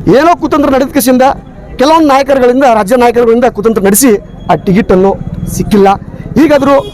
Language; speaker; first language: Kannada; non-native, local second language; Lambadi